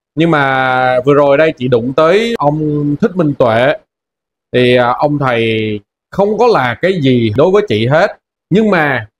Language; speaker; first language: Vietnamese; native; Vietnamese